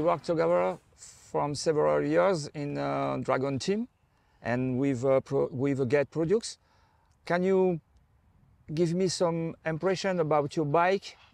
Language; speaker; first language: English; non-native, learner; French